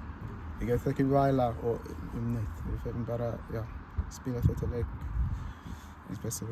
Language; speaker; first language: Icelandic; non-native, learner; English